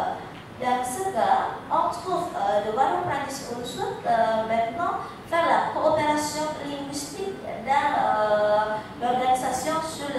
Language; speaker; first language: French; non-native, fluent; Indonesian